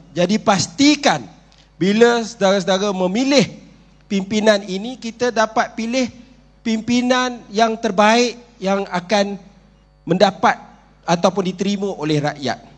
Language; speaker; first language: Malay; native; Malay